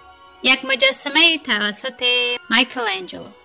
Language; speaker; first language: Persian; native; Persian